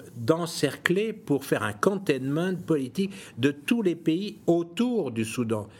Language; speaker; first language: French; native; French